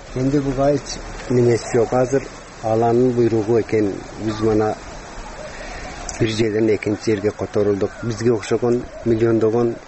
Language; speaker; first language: Kyrgyz; native; Kyrgyz